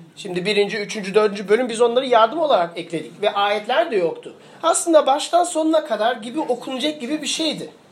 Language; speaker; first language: Turkish; early bilingual, heritage; Turkish